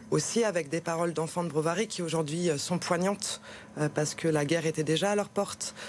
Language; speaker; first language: French; native; French